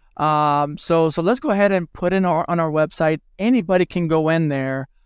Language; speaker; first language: English; early bilingual, other home language; Spanish